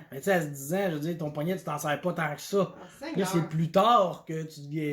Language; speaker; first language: French; native; French